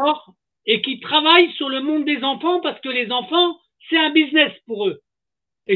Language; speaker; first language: French; native; French